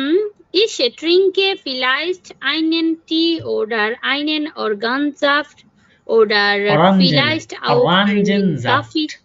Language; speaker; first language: German; non-native, learner; Bangla